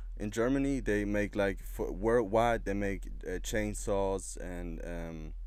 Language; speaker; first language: English; non-native, fluent; German